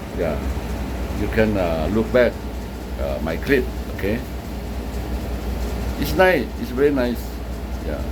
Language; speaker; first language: English; non-native, learner; Lao